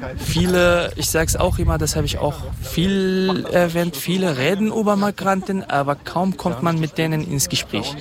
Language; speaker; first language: German; non-native, fluent; Kurdish